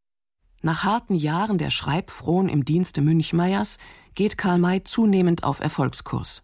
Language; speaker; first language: German; native; German